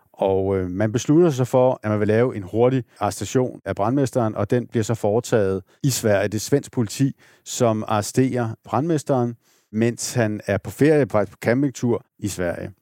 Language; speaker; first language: Danish; native; Danish